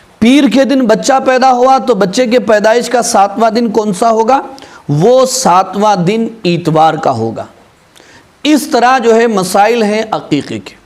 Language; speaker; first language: Urdu; native; Urdu